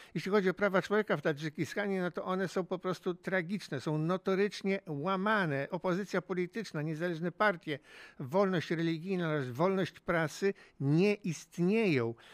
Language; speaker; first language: Polish; native; Polish